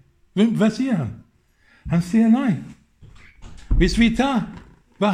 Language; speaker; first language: Danish; non-native, fluent; Arabic